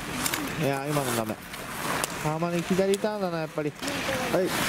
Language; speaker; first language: Japanese; native; Japanese